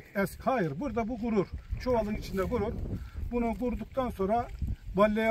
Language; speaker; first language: Turkish; native; Turkish